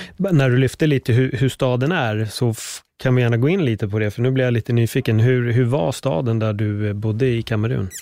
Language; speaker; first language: Swedish; native; Swedish